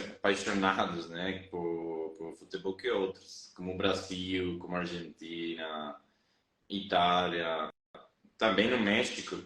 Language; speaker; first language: Portuguese; non-native, fluent; Spanish